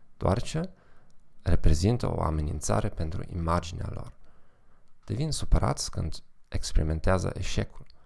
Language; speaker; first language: Romanian; non-native, fluent; German